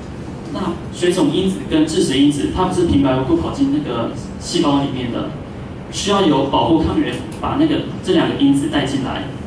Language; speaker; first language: Chinese; native; Chinese